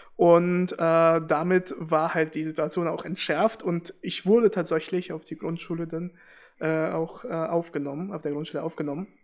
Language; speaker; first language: German; early bilingual, other home language; Russian